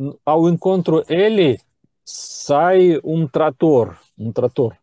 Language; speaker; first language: Portuguese; non-native, learner; Russian